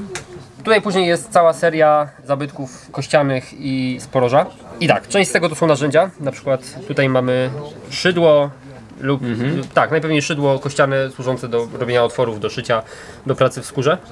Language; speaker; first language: Polish; native; Polish